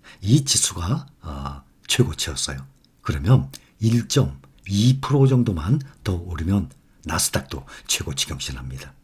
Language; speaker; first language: Korean; native; Korean